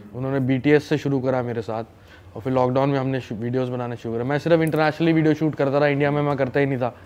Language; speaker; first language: Hindi; native; Hindi